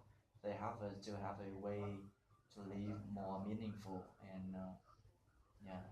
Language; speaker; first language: English; non-native, learner; Vietnamese